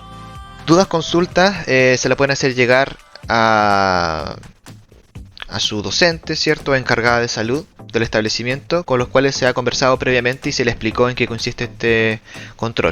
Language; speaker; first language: Spanish; native; Spanish